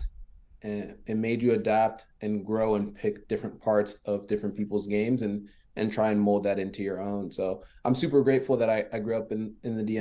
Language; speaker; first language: English; early bilingual, other home language; French